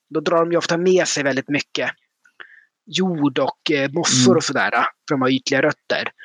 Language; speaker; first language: Swedish; native; Swedish